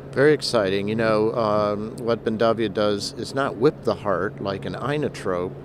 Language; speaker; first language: English; native; English